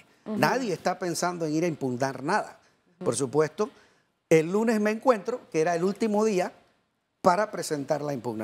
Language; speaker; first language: Spanish; native; Spanish